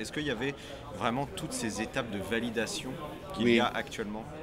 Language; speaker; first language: French; native; French